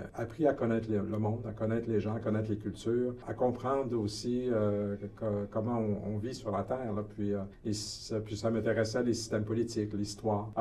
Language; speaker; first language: French; native; French